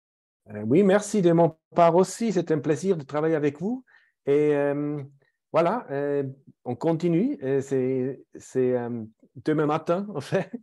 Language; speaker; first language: French; non-native, fluent; German